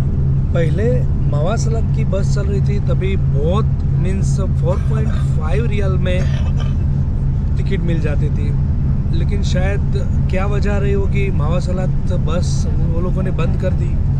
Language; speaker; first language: Hindi; native; Hindi